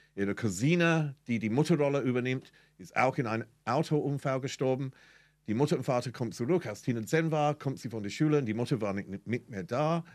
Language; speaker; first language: German; non-native, fluent; English